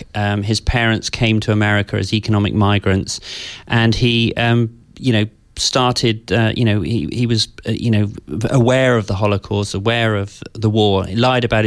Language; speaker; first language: English; native; English